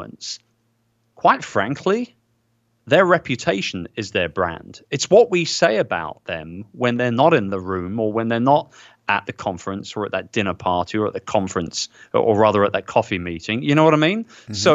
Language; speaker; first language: English; native; English